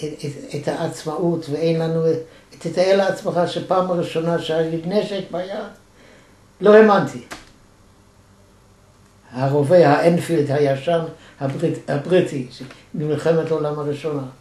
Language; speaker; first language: Hebrew; non-native, fluent; German